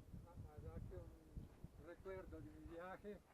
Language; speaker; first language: Spanish; non-native, learner; Portuguese